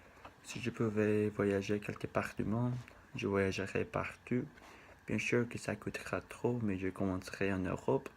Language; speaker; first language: French; non-native, learner; Spanish